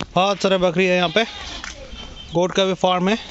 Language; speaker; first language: Hindi; non-native, local second language; Assamese